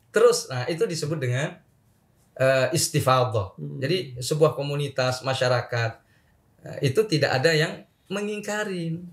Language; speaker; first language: Indonesian; native; Indonesian